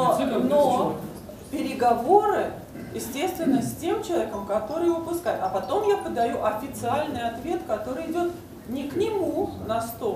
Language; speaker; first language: Russian; native; Russian